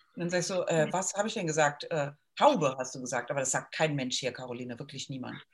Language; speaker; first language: German; native; German